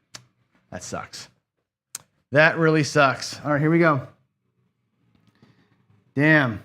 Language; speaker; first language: English; native; English